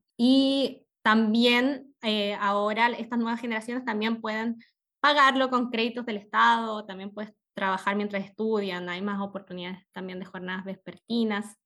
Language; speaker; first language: Spanish; native; Spanish